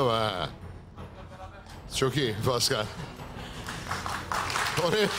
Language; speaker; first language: Turkish; native; Turkish